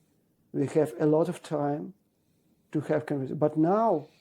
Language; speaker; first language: English; non-native, learner; Ukrainian